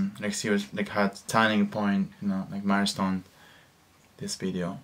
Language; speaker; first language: English; non-native, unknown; Japanese